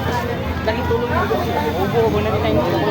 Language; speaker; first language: Filipino; non-native, local second language; Cebuano